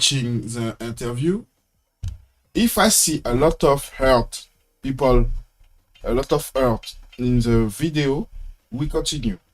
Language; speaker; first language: English; non-native, learner; French